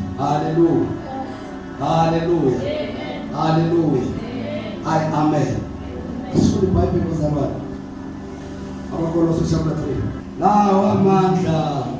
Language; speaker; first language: Zulu; non-native, local second language; Xhosa